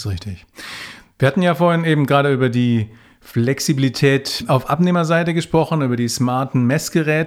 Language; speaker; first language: German; native; German